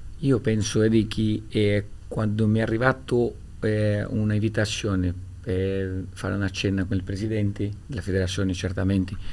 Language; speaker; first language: Italian; non-native, fluent; Portuguese